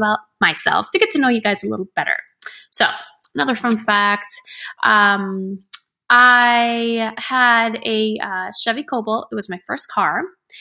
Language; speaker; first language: English; native; English